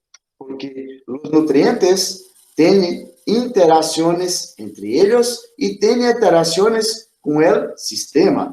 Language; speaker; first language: Spanish; non-native, fluent; Portuguese